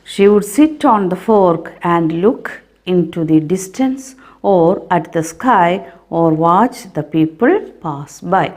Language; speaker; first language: English; non-native, local second language; Malayalam